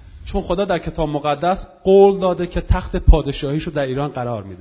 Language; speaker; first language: Persian; non-native, local second language; Kurdish